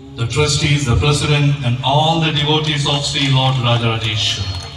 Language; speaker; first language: English; non-native, local second language; Malayalam